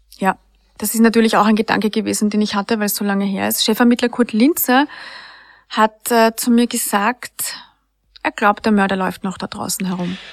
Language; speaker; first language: German; native; German